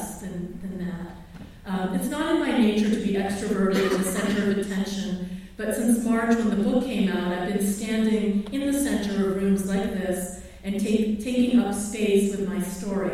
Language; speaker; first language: English; early bilingual, other home language; Filipino